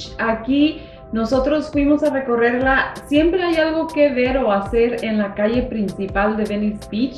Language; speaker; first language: Spanish; native; Spanish